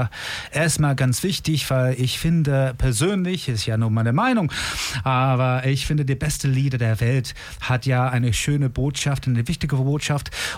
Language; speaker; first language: German; non-native, fluent; English